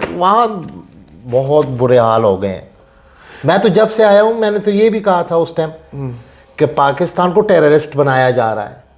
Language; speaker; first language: Urdu; non-native, local second language; Punjabi